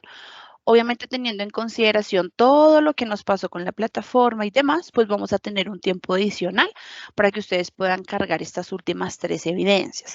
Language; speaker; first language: Spanish; native; Spanish